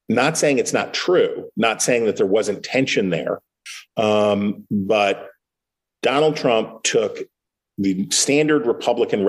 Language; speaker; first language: English; native; English